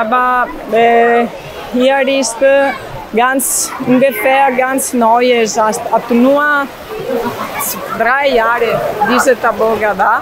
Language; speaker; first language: German; non-native, learner; Italian